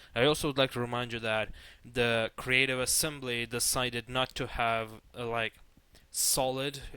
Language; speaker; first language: English; non-native, fluent; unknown